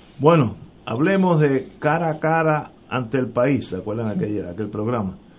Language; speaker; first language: Spanish; early bilingual, heritage; Spanish